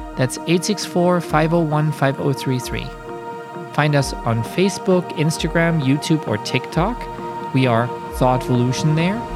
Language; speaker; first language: English; non-native, fluent; German